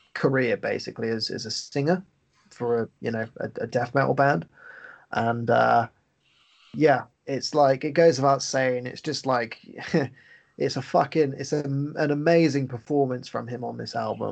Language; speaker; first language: English; native; English